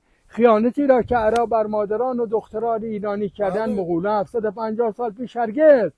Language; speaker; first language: Persian; native; Persian